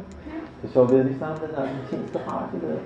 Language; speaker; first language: Danish; native; Danish